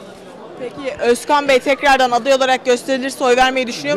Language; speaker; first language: Turkish; native; Turkish